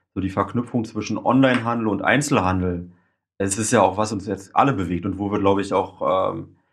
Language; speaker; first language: German; native; German